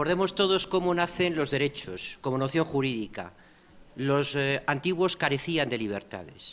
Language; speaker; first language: Spanish; native; Spanish